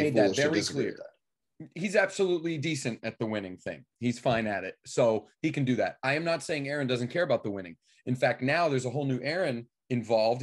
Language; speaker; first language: English; native; English